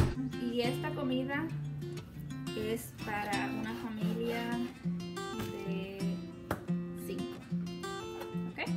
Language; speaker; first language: Spanish; early bilingual, heritage; Spanish